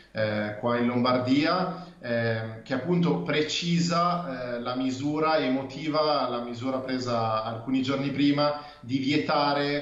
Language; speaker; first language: Italian; native; Italian